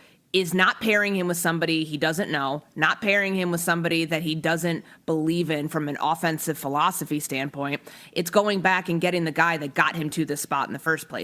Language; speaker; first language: English; native; English